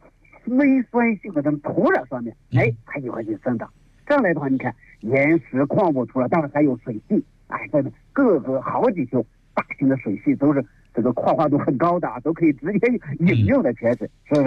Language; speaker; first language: Chinese; native; Chinese